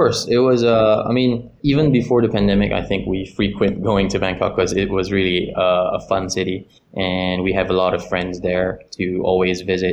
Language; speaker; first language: English; non-native, local second language; Filipino